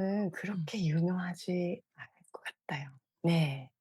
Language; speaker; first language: Korean; non-native, fluent; Japanese